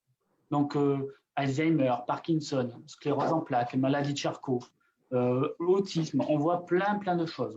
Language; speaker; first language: French; native; French